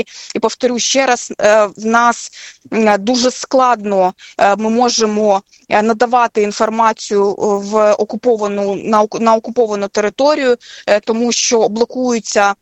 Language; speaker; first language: Ukrainian; native; Ukrainian